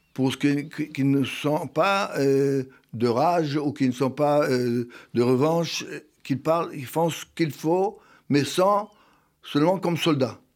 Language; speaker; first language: French; non-native, fluent; Hebrew